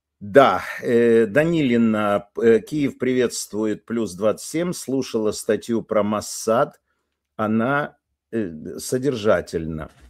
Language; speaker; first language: Russian; native; Russian